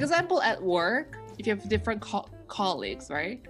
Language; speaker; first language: English; native; English